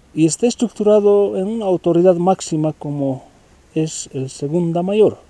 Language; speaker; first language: Spanish; native; Spanish